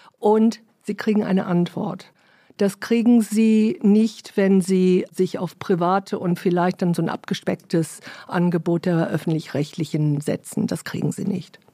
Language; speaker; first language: German; early bilingual, other home language; English